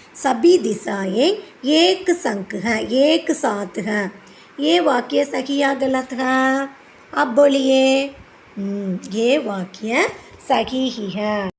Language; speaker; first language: Hindi; non-native, local second language; Tamil